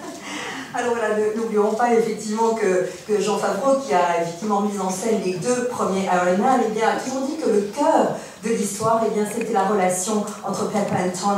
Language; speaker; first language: French; native; French